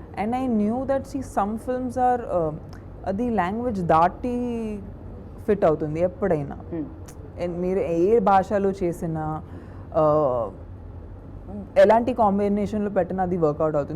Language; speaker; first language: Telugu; non-native, local second language; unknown